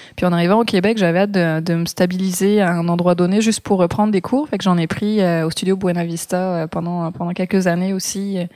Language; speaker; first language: French; native; French